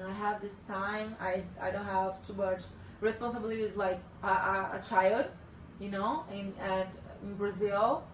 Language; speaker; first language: English; non-native, learner; Portuguese